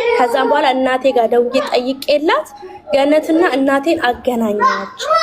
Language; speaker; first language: Amharic; native; Amharic